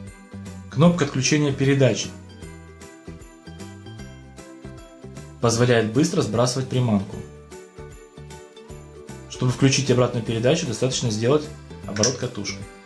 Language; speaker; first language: Russian; native; Russian